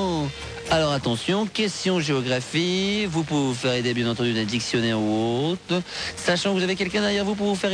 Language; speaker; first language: French; native; French